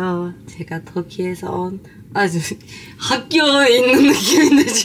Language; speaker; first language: Korean; non-native, fluent; Turkish